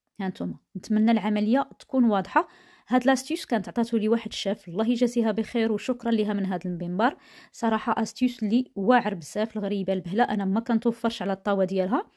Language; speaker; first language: Arabic; native; Arabic